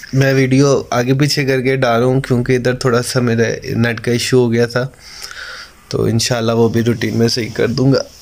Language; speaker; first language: Urdu; non-native, local second language; Punjabi